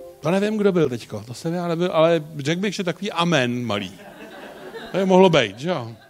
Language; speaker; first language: Czech; native; Czech